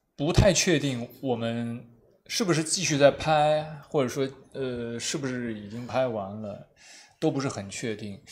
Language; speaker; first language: Chinese; native; Chinese